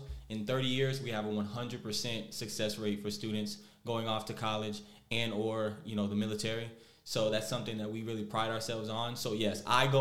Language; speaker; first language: English; native; English